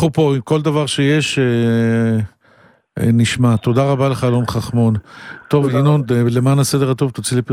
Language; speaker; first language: Hebrew; native; Hebrew